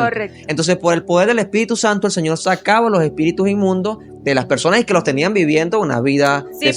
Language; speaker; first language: Spanish; native; Spanish